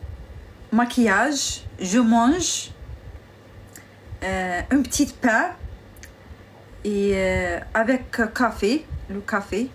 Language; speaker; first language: French; non-native, learner; Arabic